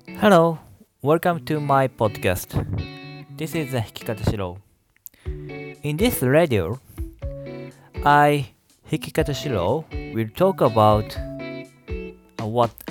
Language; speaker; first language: English; non-native, learner; Japanese